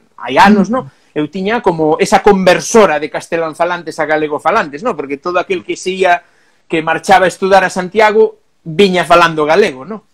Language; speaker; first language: Galician; non-native, local second language; Spanish